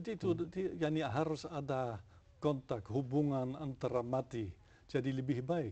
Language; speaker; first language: Indonesian; non-native, fluent; Dutch